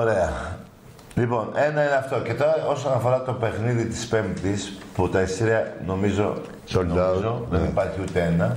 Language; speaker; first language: Greek; native; Greek